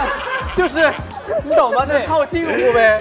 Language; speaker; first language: Chinese; native; Chinese